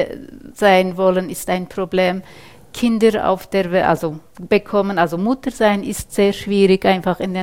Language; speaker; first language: German; non-native, fluent; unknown